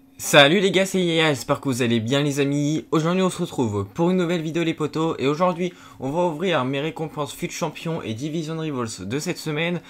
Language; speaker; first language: French; native; French